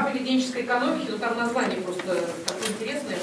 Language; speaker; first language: Russian; native; Russian